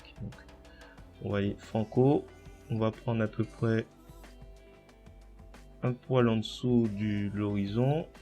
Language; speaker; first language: French; native; French